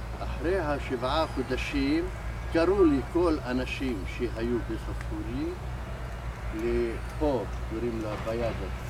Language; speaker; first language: Hebrew; non-native, local second language; Arabic